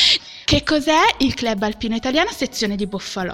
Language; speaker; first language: Italian; native; Italian